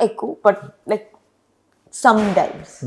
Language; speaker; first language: Telugu; non-native, learner; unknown